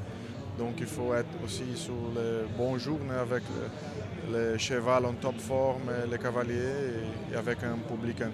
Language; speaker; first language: French; non-native, fluent; Portuguese